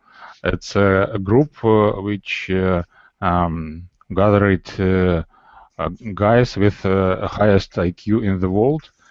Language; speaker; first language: English; non-native, learner; Russian